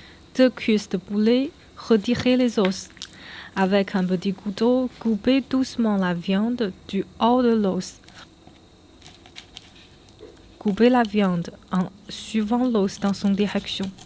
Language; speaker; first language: French; non-native, fluent; Chinese